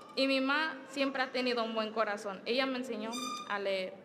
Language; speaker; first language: Spanish; early bilingual, other home language; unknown